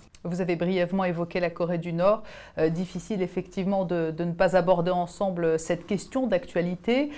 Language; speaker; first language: French; native; French